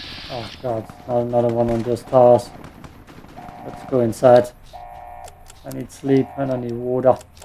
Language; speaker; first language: English; non-native, fluent; German